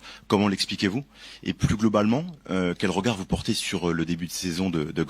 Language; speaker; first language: French; native; French